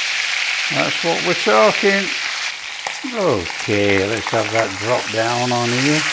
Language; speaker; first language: English; native; English